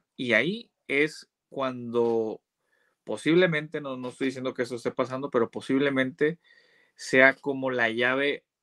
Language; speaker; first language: Spanish; native; Spanish